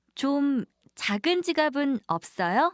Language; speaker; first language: Korean; non-native, learner; Malay